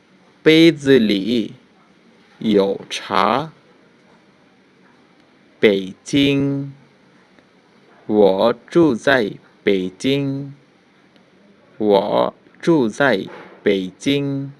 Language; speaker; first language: Chinese; non-native, fluent; Bangla